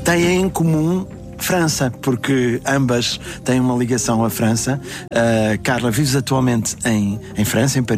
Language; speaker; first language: Portuguese; native; Portuguese